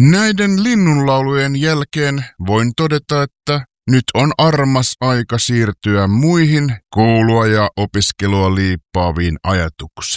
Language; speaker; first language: Finnish; native; Finnish